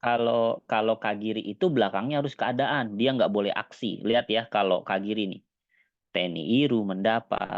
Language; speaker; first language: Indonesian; native; Indonesian